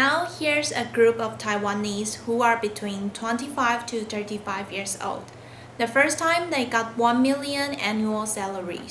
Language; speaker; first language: English; non-native, learner; Chinese